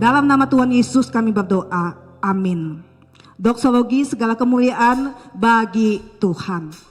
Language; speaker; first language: Malay; native; Malay